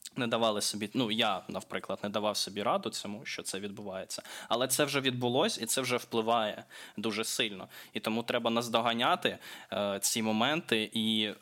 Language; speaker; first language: Ukrainian; non-native, local second language; Russian